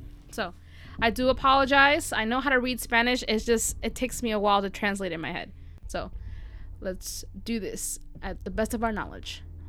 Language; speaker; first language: English; early bilingual, other home language; Spanish